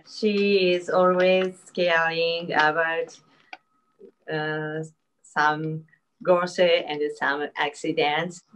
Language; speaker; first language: English; non-native, learner; Japanese